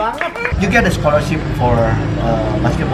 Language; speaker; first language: English; non-native, fluent; Indonesian